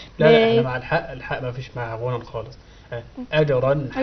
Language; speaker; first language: Arabic; native; Arabic